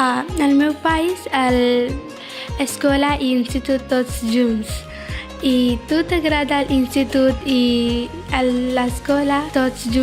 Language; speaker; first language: Catalan; non-native, learner; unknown